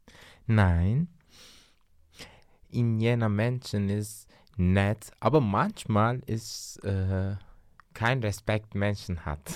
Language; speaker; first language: German; non-native, learner; Turkish